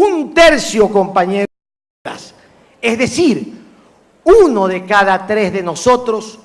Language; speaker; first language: Spanish; native; Spanish